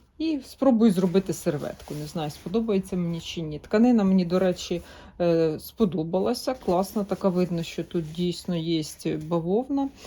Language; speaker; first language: Ukrainian; native; Ukrainian